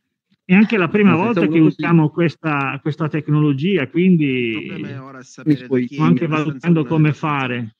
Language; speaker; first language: Italian; native; Italian